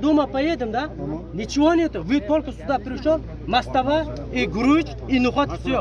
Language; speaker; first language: Russian; non-native, local second language; Uzbek